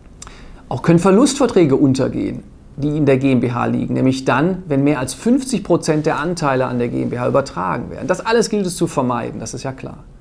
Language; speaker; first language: German; native; German